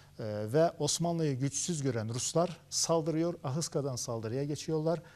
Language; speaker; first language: Turkish; early bilingual, heritage; Turkish